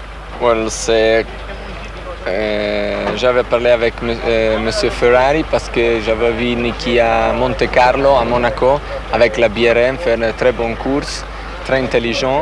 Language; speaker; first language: French; non-native, fluent; Italian